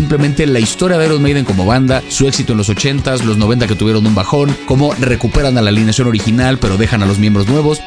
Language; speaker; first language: Spanish; native; Spanish